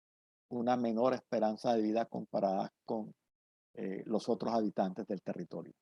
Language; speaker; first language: Spanish; native; Spanish